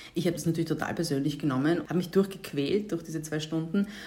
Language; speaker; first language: German; native; German